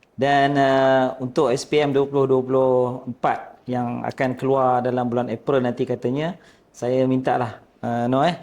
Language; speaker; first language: Malay; native; Malay